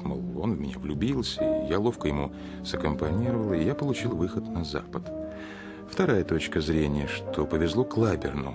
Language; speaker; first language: Russian; native; Russian